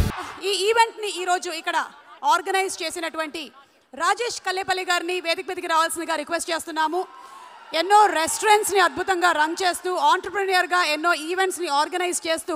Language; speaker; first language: Telugu; native; Telugu